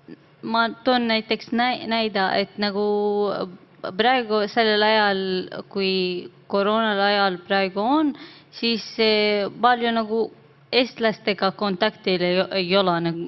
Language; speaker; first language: Estonian; non-native, learner; Arabic